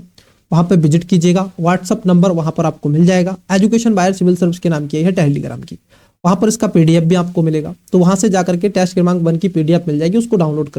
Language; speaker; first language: Hindi; native; Hindi